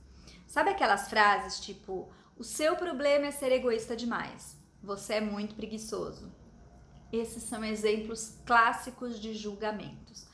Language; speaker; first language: Portuguese; native; Portuguese